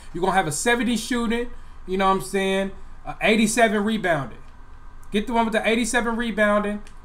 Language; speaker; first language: English; native; English